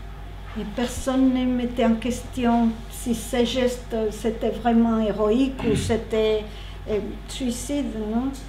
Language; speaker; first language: French; non-native, learner; Spanish